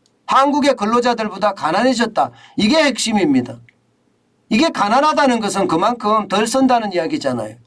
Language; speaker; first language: Korean; native; Korean